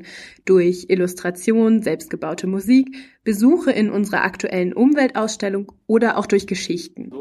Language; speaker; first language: German; native; German